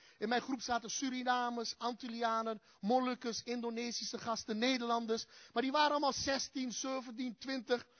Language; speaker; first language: Dutch; early bilingual, other home language; Turkish